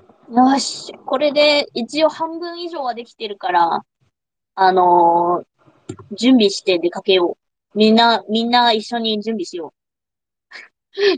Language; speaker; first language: Japanese; non-native, fluent; English